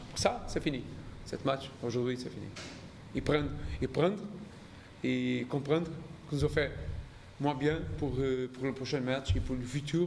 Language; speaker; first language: French; non-native, learner; Portuguese